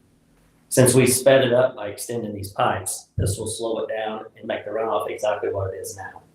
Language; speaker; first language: English; native; English